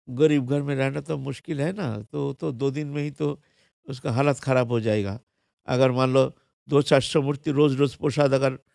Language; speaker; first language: Hindi; non-native, local second language; Bangla